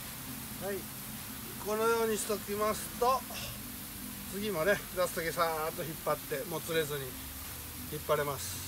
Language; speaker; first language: Japanese; native; Japanese